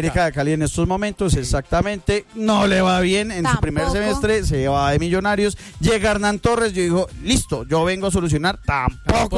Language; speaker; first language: Spanish; native; Spanish